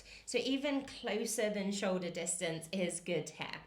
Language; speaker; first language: English; native; English